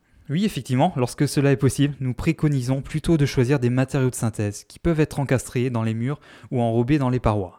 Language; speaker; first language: French; native; French